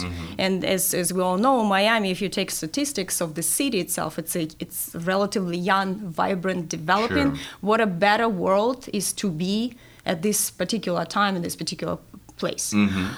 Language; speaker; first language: English; non-native, fluent; Russian